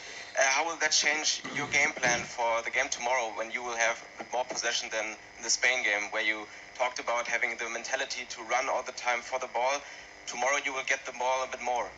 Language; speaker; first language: English; non-native, fluent; German